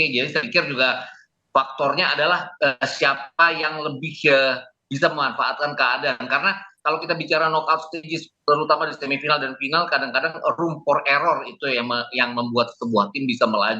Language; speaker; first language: Indonesian; native; Indonesian